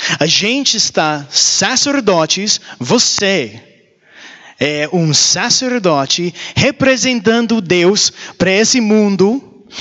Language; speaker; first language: Portuguese; non-native, learner; English